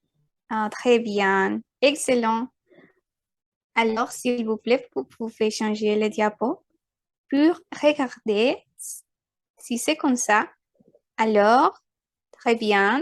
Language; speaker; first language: French; non-native, fluent; Spanish